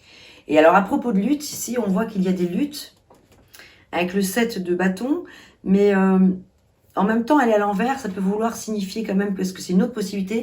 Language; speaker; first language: French; native; French